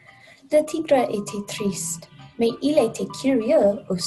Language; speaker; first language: French; non-native, learner; English